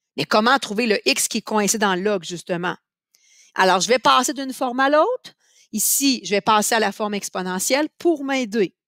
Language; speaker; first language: French; native; French